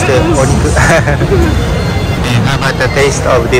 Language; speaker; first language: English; non-native, learner; Japanese